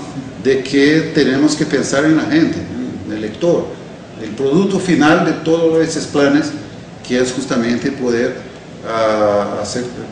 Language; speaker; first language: Spanish; non-native, fluent; Portuguese